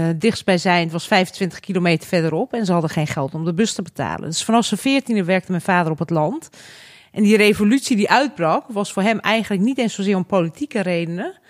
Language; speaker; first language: Dutch; early bilingual, other home language; Hungarian